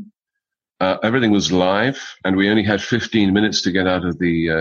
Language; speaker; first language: English; native; English